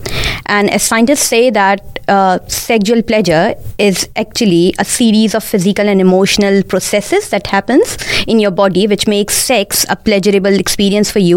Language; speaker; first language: English; non-native, local second language; Urdu